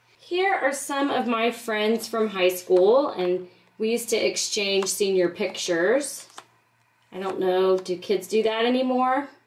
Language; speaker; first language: English; native; English